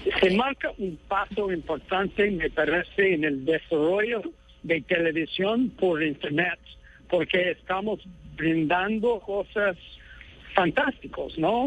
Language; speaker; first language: Spanish; non-native, fluent; English